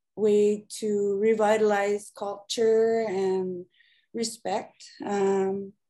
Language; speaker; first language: English; native; English